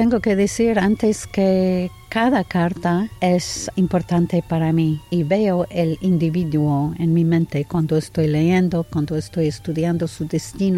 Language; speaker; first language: Spanish; non-native, fluent; English